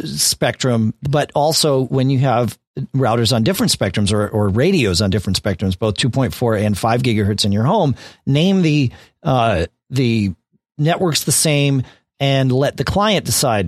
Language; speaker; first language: English; native; English